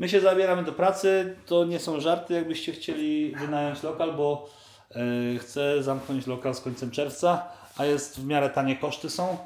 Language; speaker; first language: Polish; native; Polish